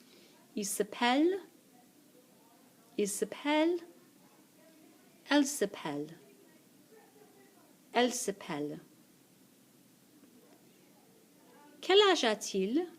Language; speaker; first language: French; non-native, fluent; English